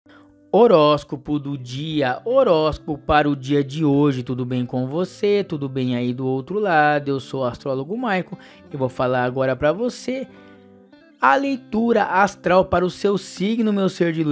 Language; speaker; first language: Portuguese; native; Portuguese